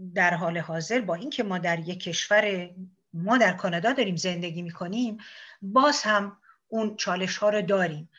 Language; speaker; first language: Persian; native; Persian